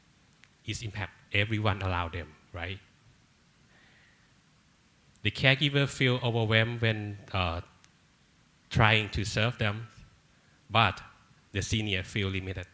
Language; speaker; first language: English; non-native, learner; Thai